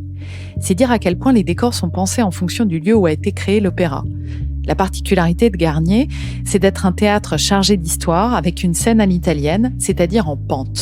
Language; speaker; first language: French; native; French